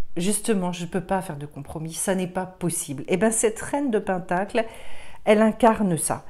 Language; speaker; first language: French; native; French